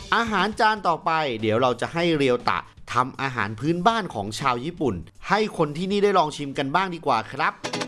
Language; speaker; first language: Thai; native; Thai